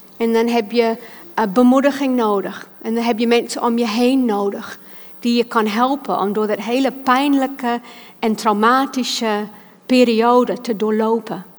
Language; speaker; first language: Dutch; non-native, fluent; English